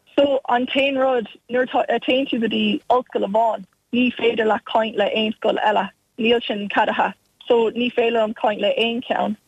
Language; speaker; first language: Irish; non-native, local second language; English